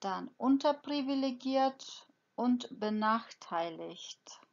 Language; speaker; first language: German; non-native, fluent; Croatian